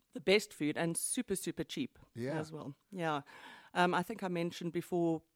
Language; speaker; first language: English; native; English